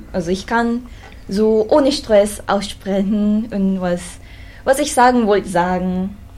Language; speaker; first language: German; non-native, learner; Japanese